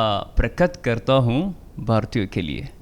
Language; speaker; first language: Hindi; non-native, fluent; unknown